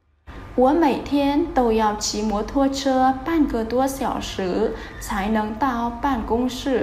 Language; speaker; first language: Chinese; non-native, fluent; Vietnamese